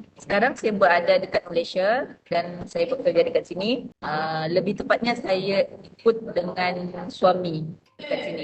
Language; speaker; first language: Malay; non-native, local second language; Buginese